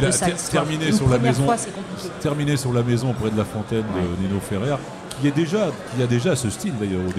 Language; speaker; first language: French; native; French